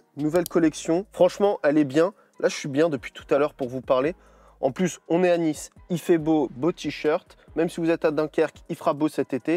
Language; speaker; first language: French; native; French